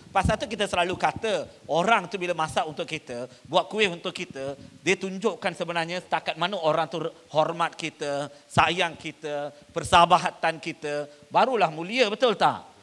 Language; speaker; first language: Malay; non-native, local second language; Tamil